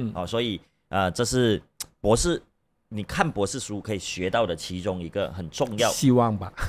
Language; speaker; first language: Chinese; native; Chinese